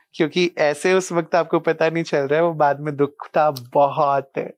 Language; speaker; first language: Hindi; non-native, local second language; Punjabi